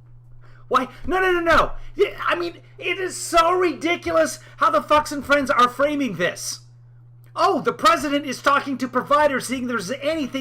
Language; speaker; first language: English; native; English